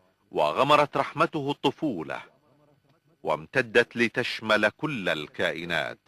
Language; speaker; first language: Arabic; native; Arabic